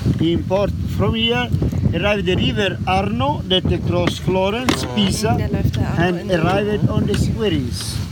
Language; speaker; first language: English; non-native, learner; Italian